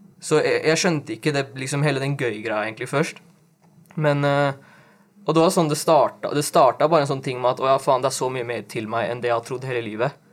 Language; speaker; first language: Norwegian; early bilingual, other home language; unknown